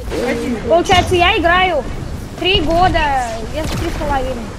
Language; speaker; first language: Russian; native; Russian